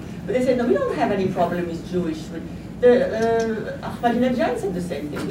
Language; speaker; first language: English; non-native, fluent; French